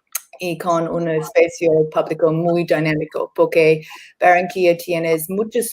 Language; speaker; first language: Spanish; non-native, learner; English